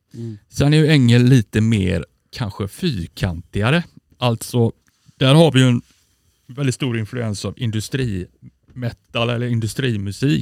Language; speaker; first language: Swedish; native; Swedish